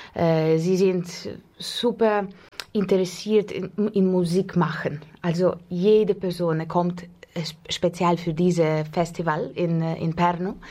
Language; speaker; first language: German; non-native, learner; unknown